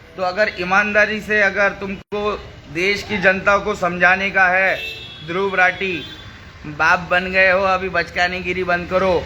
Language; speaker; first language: Hindi; native; Hindi